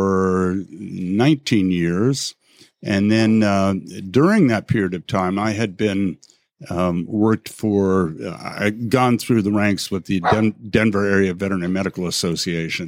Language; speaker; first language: English; native; English